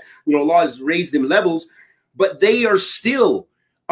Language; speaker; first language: English; native; English